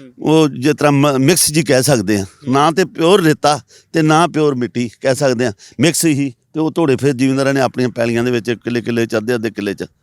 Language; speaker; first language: Punjabi; native; Punjabi